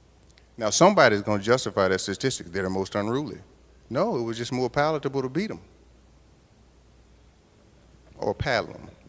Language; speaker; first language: English; native; English